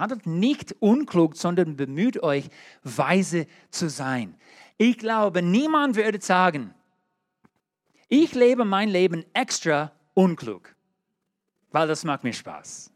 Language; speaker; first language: German; non-native, learner; English